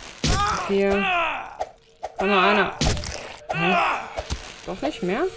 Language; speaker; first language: German; native; German